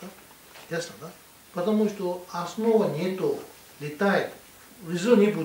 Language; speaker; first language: Russian; non-native, learner; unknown